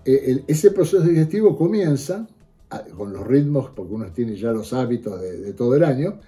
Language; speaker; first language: Spanish; native; Spanish